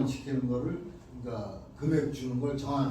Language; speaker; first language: Korean; native; Korean